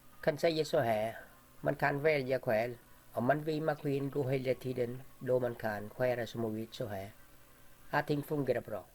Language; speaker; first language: Swedish; non-native, learner; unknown